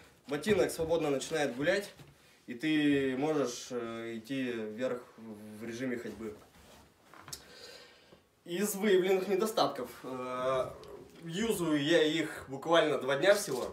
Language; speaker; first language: Russian; native; Russian